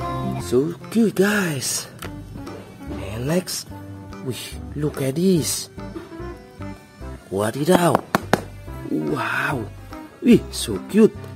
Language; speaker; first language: English; non-native, learner; Indonesian